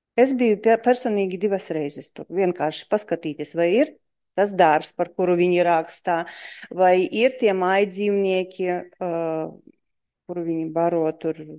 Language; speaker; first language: Latvian; non-native, local second language; Russian